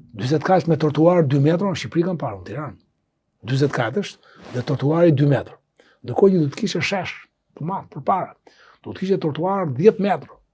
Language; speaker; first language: Albanian; native; Albanian